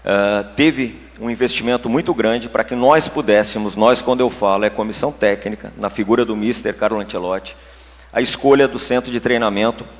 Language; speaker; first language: Portuguese; native; Portuguese